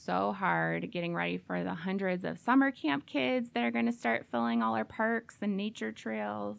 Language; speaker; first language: English; native; English